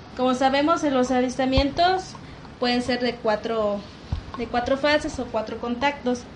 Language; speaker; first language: Spanish; native; Spanish